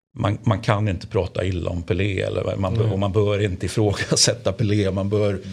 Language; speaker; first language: Swedish; native; Swedish